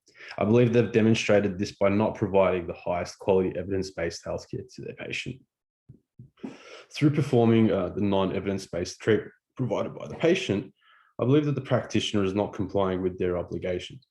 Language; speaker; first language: English; native; English